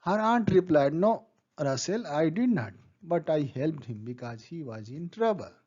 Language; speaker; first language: English; non-native, local second language; Hindi